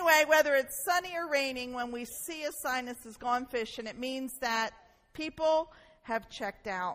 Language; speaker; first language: English; native; English